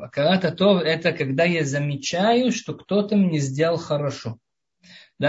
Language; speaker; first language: Russian; early bilingual, heritage; Russian